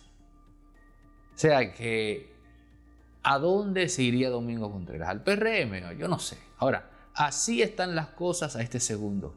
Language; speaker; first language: Spanish; native; Spanish